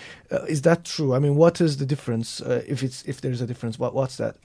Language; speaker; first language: English; non-native, fluent; Turkish